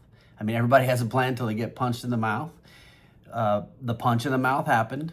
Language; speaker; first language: English; native; English